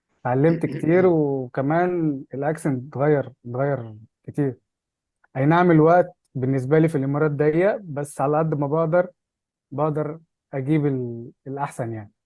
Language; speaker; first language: Egyptian Arabic; native; Egyptian Arabic